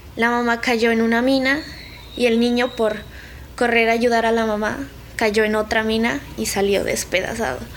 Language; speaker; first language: Spanish; native; Spanish